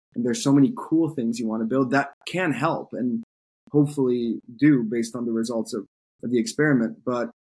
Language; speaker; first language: English; non-native, fluent; French